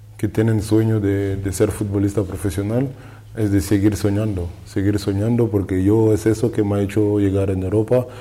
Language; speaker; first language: Spanish; non-native, learner; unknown